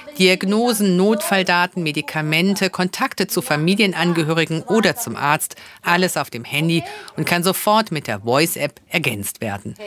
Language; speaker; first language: German; native; German